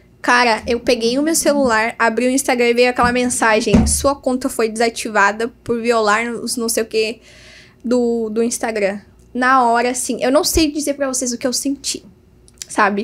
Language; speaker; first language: Portuguese; native; Portuguese